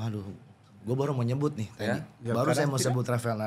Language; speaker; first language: Indonesian; native; Indonesian